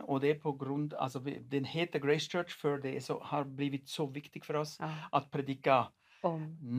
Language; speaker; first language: Swedish; non-native, fluent; German